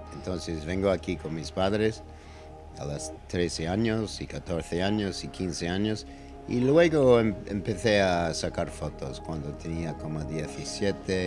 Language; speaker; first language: Spanish; non-native, learner; English